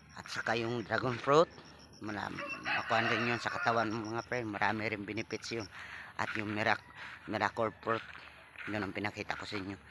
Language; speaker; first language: Filipino; non-native, local second language; Cebuano